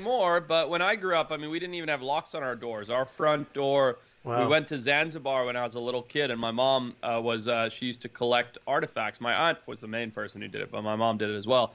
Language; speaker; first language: English; native; English